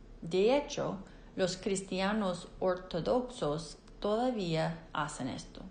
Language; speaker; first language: Spanish; non-native, fluent; English